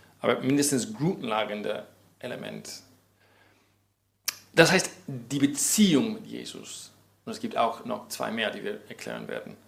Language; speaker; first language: German; non-native, fluent; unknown